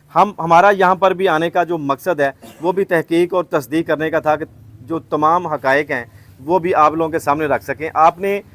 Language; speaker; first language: Hindi; non-native, local second language; Punjabi